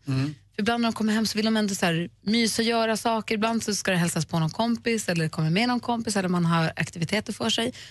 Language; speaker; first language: Swedish; native; Swedish